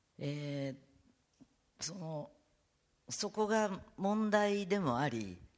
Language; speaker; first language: Japanese; native; Japanese